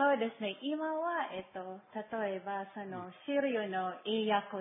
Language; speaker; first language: Japanese; non-native, learner; Filipino